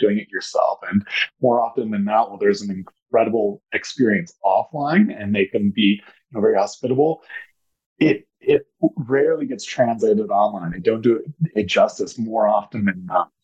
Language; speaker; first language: English; native; English